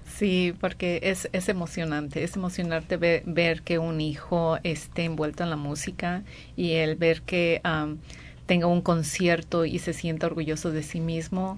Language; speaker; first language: Spanish; native; Spanish